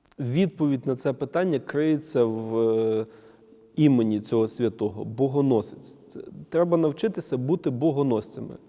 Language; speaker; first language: Ukrainian; native; Ukrainian